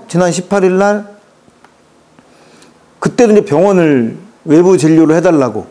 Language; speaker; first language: Korean; native; Korean